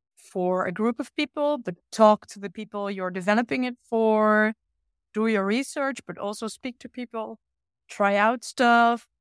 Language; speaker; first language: English; non-native, fluent; Dutch